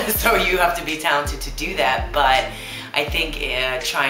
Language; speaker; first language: English; native; English